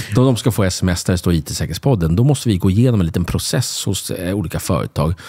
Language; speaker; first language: Swedish; native; Swedish